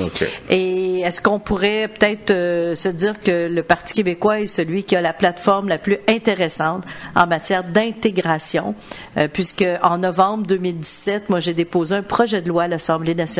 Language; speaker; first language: French; native; French